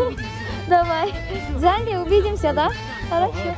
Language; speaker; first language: Russian; non-native, fluent; Korean